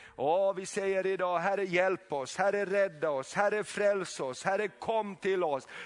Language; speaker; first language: Swedish; native; Swedish